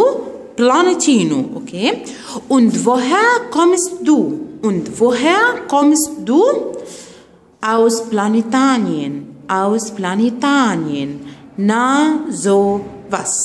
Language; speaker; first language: German; non-native, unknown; Arabic